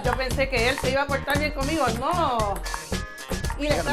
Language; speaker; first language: Spanish; native; Spanish